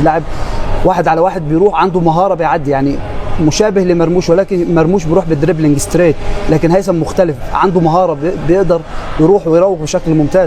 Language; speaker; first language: Arabic; native; Arabic